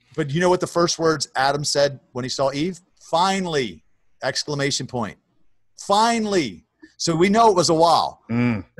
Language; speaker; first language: English; native; English